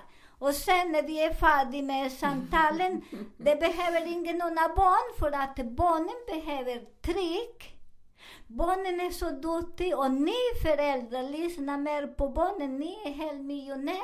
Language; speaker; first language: Swedish; non-native, learner; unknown